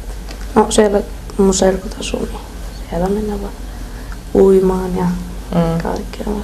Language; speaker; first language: Finnish; early bilingual, other home language; Persian